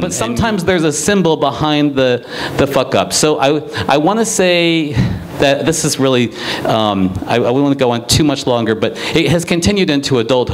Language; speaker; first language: English; native; English